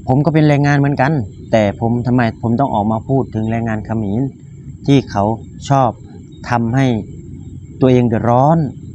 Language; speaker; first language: Thai; native; Thai